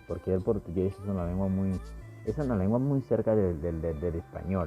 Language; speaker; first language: Spanish; non-native, fluent; Haitian Creole